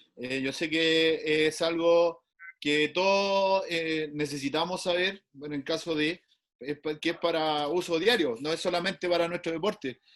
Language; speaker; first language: Spanish; native; Spanish